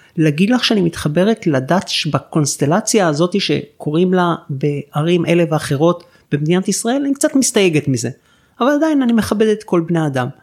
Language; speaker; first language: Hebrew; native; Hebrew